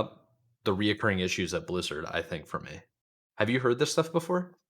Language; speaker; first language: English; native; English